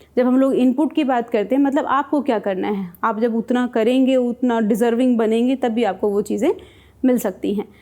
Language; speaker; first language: Hindi; native; Hindi